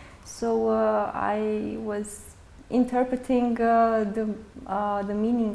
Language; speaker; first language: English; non-native, fluent; Romanian